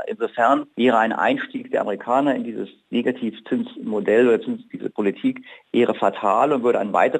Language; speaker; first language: German; native; German